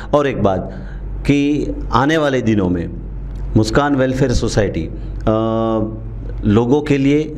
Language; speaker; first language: Hindi; non-native, local second language; Gujarati